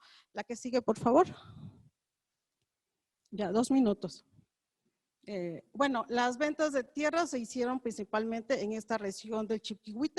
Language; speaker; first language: Spanish; native; Spanish